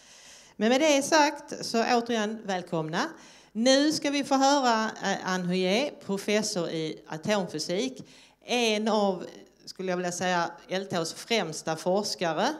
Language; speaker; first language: Swedish; native; Swedish